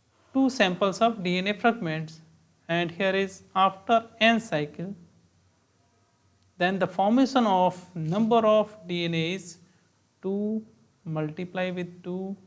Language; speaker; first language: English; non-native, local second language; Hindi